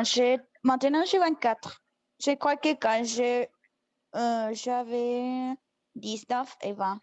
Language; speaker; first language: French; non-native, learner; Spanish